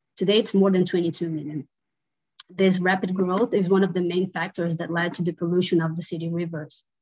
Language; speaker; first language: English; non-native, fluent; Portuguese